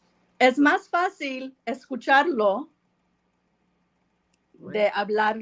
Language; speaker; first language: Spanish; non-native, learner; English